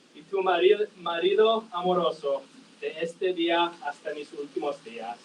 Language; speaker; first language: Spanish; non-native, learner; English